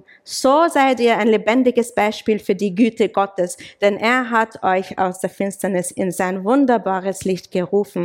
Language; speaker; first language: German; non-native, fluent; English